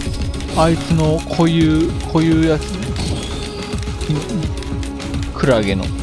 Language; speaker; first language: Japanese; native; Japanese